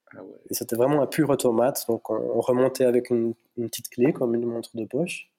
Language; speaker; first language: French; native; French